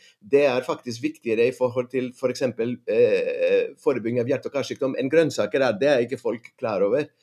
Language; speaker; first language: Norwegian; non-native, fluent; Greek